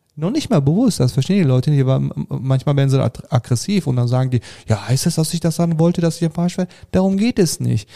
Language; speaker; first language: German; early bilingual, other home language; Turkish